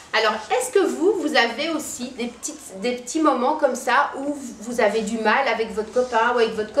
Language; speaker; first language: French; native; French